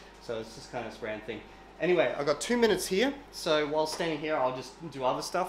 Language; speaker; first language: English; native; English